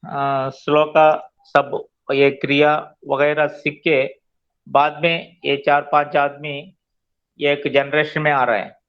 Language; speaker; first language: Hindi; non-native, local second language; Telugu